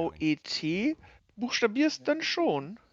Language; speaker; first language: German; native; German